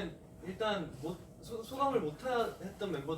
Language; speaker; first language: Korean; non-native, fluent; Chinese